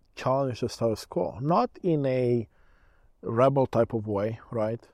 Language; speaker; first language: English; early bilingual, other home language; Romanian